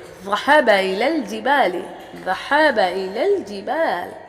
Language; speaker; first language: Arabic; non-native, fluent; Urdu